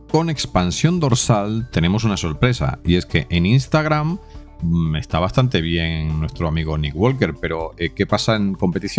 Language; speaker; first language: Spanish; native; Spanish